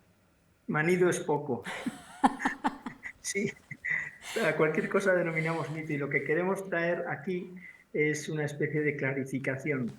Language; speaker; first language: Spanish; native; Spanish